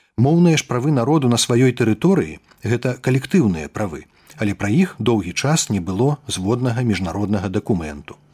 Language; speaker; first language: Belarusian; native; Belarusian